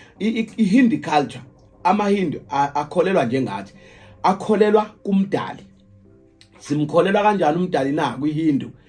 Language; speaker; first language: Zulu; native; Zulu